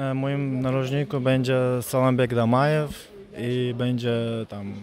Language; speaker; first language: Polish; non-native, fluent; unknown